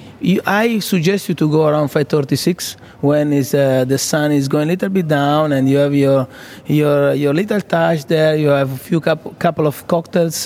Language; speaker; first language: English; non-native, fluent; Italian